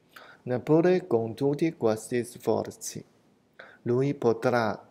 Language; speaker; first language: Italian; non-native, fluent; Chinese